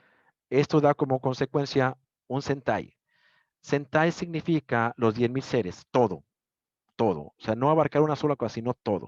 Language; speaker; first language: Spanish; native; Spanish